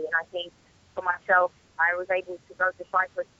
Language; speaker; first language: English; native; English